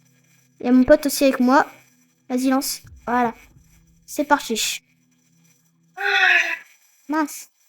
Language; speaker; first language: French; native; French